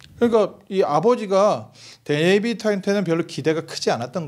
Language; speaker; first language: Korean; native; Korean